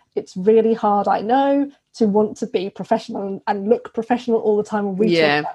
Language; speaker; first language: English; native; English